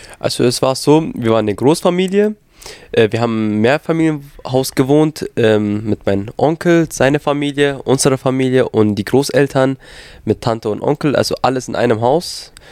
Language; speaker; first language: German; early bilingual, other home language; Kurdish